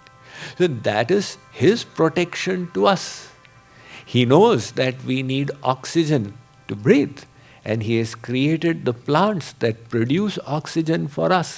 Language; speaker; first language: English; non-native, local second language; Hindi